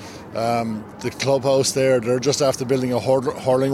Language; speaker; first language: English; native; English